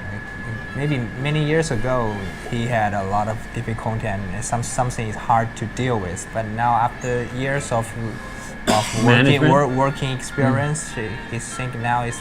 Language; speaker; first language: English; non-native, learner; Chinese